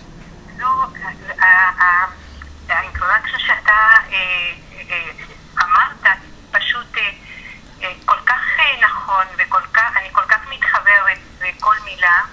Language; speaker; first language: Hebrew; non-native, fluent; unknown